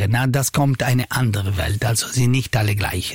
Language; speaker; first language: German; non-native, learner; Italian